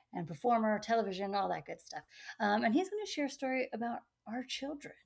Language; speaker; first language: English; native; English